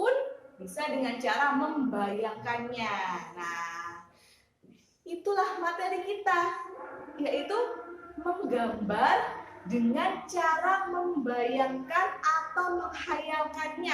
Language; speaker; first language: Indonesian; native; Indonesian